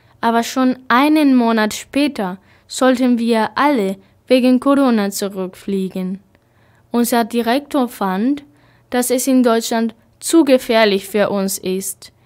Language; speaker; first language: German; non-native, fluent; Spanish